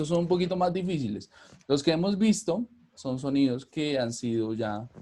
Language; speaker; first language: Spanish; native; Spanish